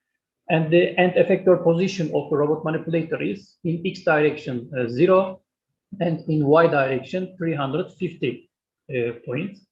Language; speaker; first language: English; non-native, learner; Turkish